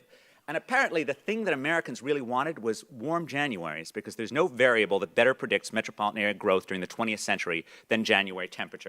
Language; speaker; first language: English; native; English